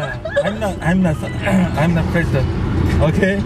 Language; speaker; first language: English; non-native, learner; Korean